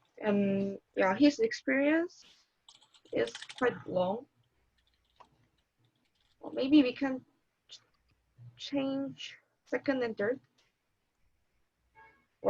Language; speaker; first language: English; non-native, learner; Korean